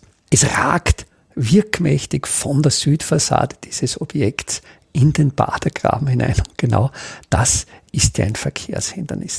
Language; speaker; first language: German; native; German